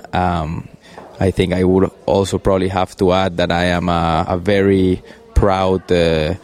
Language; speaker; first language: English; early bilingual, other home language; Spanish